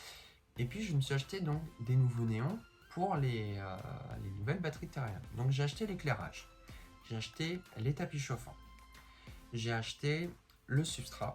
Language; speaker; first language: French; native; French